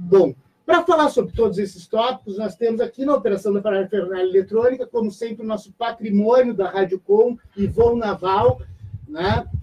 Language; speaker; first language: Portuguese; native; Portuguese